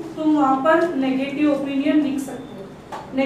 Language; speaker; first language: Hindi; non-native, local second language; Marathi